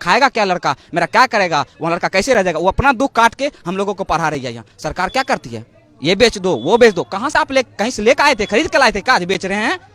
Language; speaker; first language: Hindi; native; Hindi